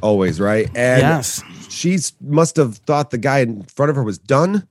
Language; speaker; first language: English; native; English